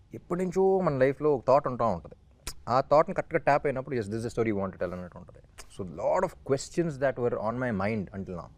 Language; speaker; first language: Telugu; native; Telugu